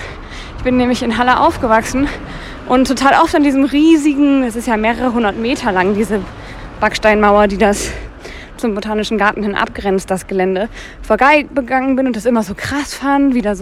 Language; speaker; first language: German; native; German